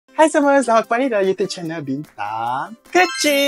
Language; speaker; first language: Malay; native; Malay